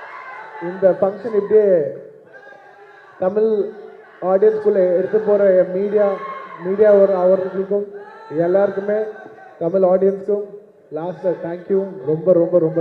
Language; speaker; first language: Tamil; non-native, local second language; Telugu